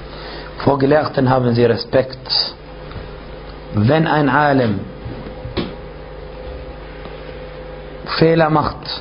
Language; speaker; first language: German; non-native, fluent; Arabic